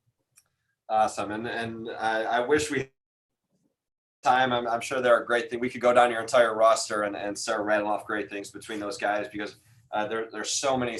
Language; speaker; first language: English; native; English